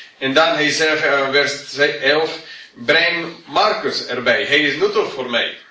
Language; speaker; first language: Dutch; non-native, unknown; English